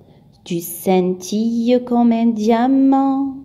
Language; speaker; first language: French; non-native, local second language; Arabic